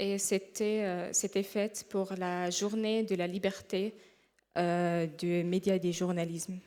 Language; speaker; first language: French; non-native, fluent; Arabic